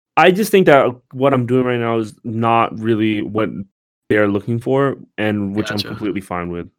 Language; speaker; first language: English; native; English